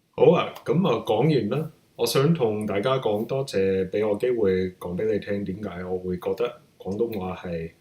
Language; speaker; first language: Cantonese; non-native, learner; English